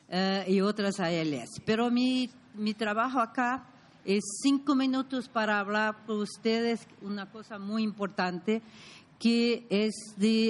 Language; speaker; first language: Spanish; non-native, learner; Portuguese